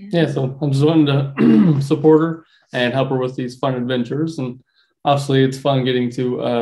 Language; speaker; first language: English; native; English